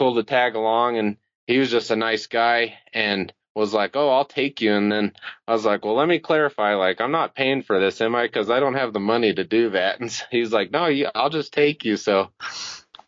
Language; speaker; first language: English; native; English